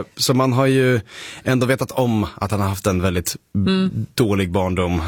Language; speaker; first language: Swedish; native; Swedish